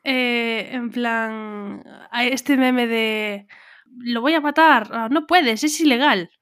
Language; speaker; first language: Spanish; non-native, local second language; Galician